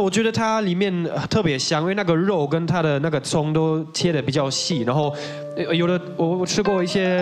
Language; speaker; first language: Chinese; non-native, fluent; German